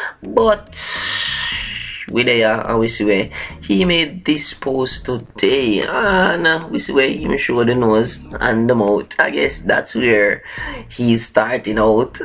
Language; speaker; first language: English; native; English